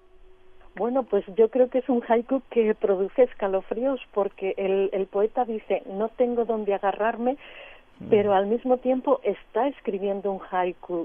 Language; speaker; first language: Spanish; native; Spanish